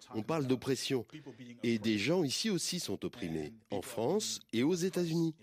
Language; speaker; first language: French; non-native, fluent; English